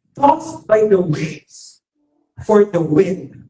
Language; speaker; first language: English; non-native, local second language; Filipino